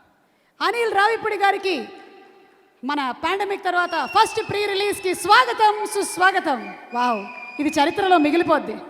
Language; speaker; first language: Telugu; native; Telugu